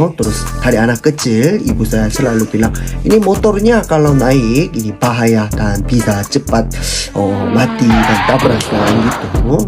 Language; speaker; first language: Indonesian; non-native, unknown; Korean